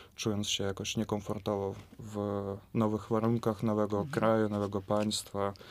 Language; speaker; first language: Polish; non-native, fluent; Russian